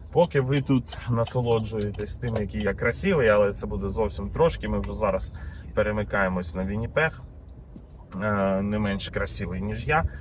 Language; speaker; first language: Ukrainian; native; Ukrainian